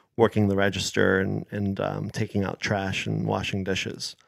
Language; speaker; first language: English; early bilingual, other home language; Hebrew